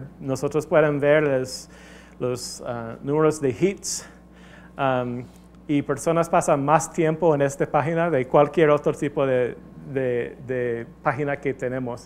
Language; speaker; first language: Spanish; non-native, fluent; English